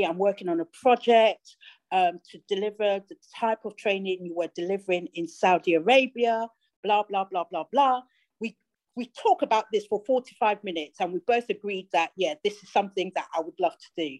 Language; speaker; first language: English; native; English